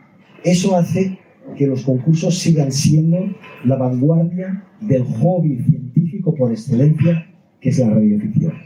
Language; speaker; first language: Spanish; native; Spanish